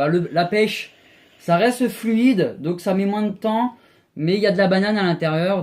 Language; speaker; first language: French; native; French